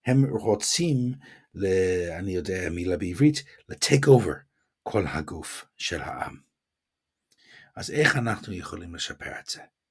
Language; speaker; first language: Hebrew; non-native, fluent; English